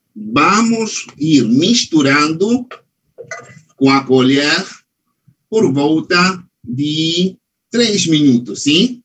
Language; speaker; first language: Portuguese; non-native, fluent; Spanish